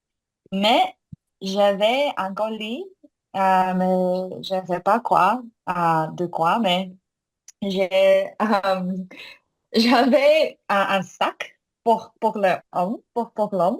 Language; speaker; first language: French; non-native, learner; Korean